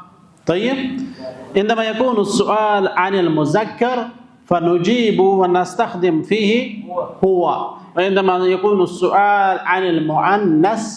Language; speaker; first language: Arabic; non-native, local second language; Urdu